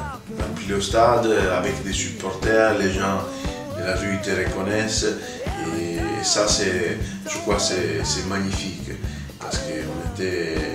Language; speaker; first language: French; non-native, fluent; Italian